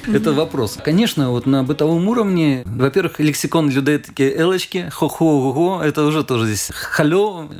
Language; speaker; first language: Russian; native; Russian